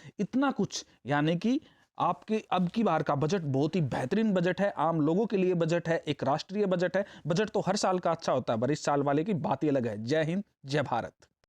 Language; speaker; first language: Hindi; native; Hindi